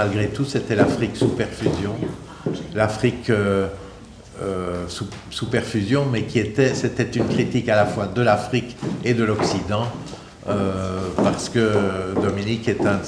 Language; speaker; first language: French; native; French